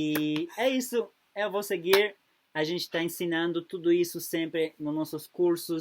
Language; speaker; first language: Portuguese; non-native, fluent; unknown